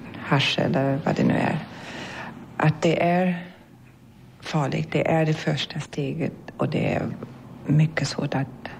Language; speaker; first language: Swedish; non-native, fluent; German